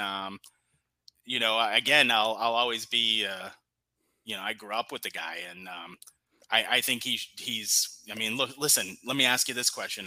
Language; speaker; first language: English; native; English